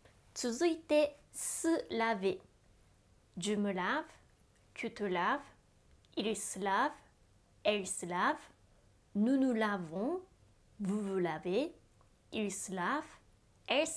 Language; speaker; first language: French; non-native, fluent; Japanese